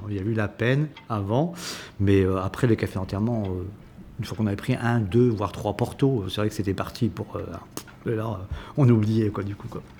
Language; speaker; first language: French; native; French